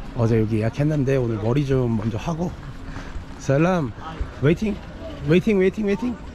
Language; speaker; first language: Korean; native; Korean